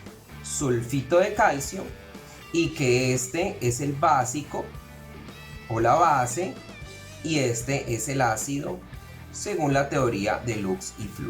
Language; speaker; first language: Spanish; native; Spanish